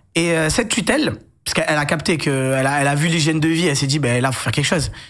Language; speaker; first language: French; native; French